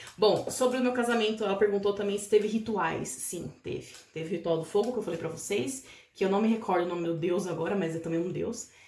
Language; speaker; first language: Portuguese; native; Portuguese